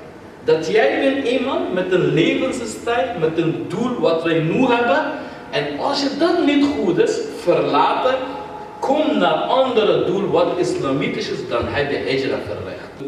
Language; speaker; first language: Dutch; non-native, fluent; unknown